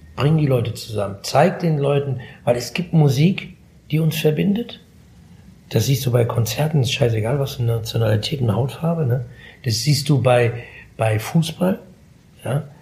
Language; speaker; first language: German; early bilingual, other home language; Arabic